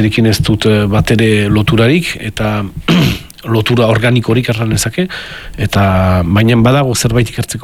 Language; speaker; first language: Basque; native; Basque